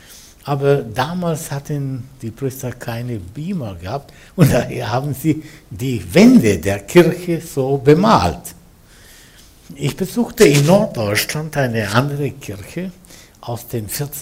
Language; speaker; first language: German; non-native, fluent; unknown